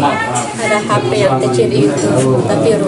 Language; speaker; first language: Indonesian; non-native, local second language; Sasak